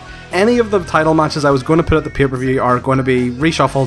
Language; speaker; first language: English; native; English